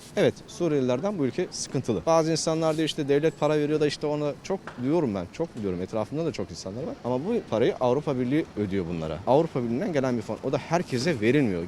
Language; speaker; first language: Turkish; native; Turkish